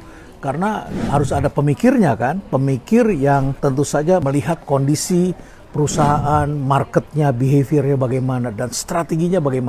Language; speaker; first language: Indonesian; native; Indonesian